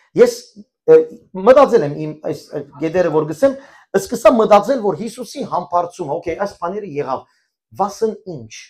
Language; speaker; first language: Armenian; early bilingual, heritage; Armenian